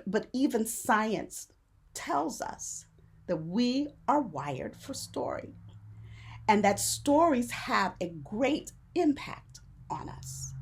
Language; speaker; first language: English; native; English